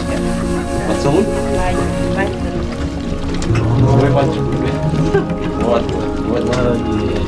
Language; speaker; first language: Russian; native; Russian